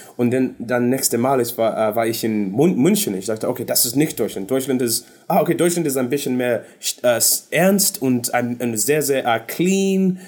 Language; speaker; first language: German; non-native, learner; English